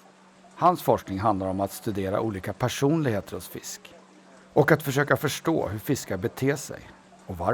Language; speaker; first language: Swedish; native; Swedish